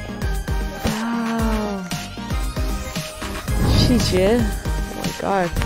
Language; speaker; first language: Chinese; non-native, fluent; English